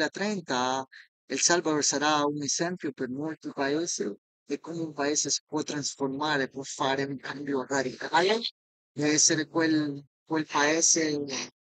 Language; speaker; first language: Italian; non-native, fluent; Spanish